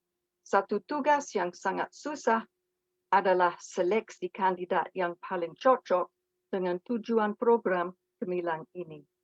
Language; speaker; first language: Indonesian; non-native, fluent; English